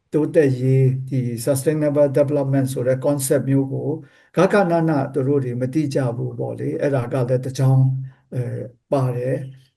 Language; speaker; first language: Burmese; non-native, local second language; Kachin